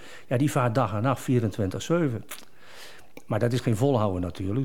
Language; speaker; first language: Dutch; native; Dutch